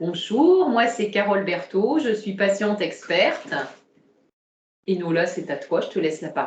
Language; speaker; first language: French; native; French